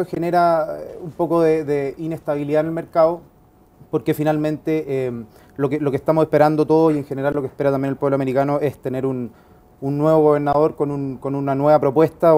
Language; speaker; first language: Spanish; native; Spanish